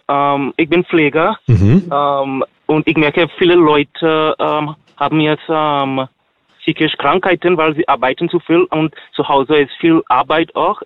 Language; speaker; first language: German; non-native, learner; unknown